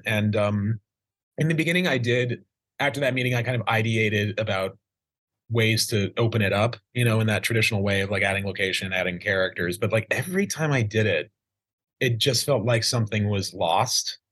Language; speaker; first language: English; native; English